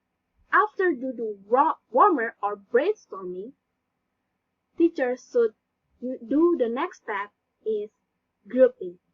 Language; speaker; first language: English; non-native, learner; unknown